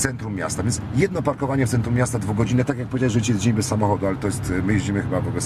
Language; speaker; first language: Polish; native; Polish